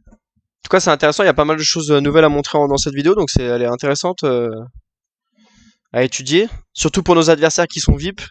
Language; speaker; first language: French; native; French